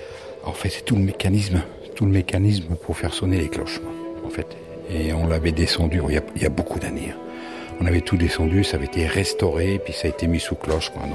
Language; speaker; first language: French; native; French